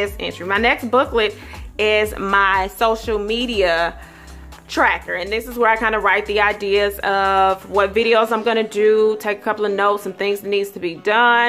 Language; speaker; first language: English; native; English